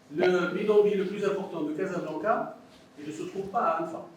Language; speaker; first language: French; non-native, local second language; Arabic